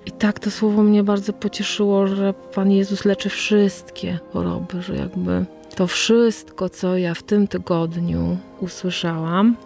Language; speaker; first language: Polish; native; Polish